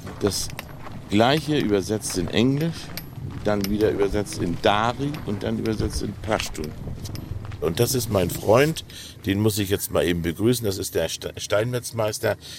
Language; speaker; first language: German; native; German